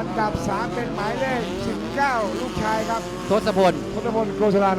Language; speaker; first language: Thai; native; Thai